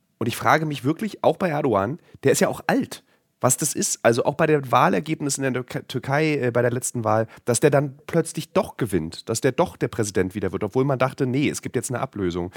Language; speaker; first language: German; native; German